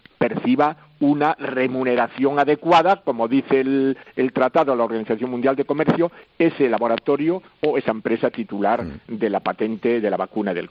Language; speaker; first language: Spanish; native; Spanish